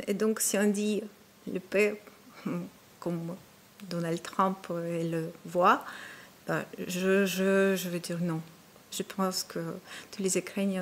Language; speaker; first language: French; non-native, fluent; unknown